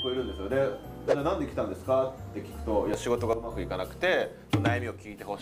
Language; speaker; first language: Japanese; native; Japanese